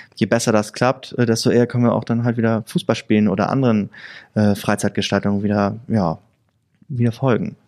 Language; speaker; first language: German; native; German